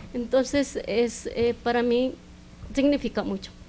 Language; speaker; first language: Spanish; native; Spanish